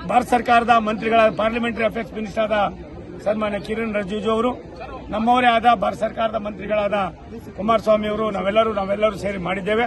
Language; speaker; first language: Kannada; native; Kannada